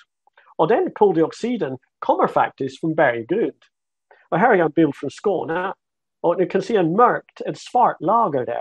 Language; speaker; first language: Swedish; non-native, fluent; English